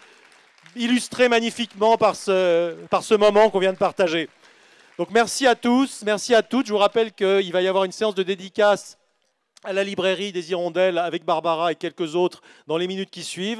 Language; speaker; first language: French; native; French